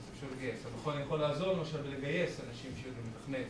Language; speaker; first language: Hebrew; native; Hebrew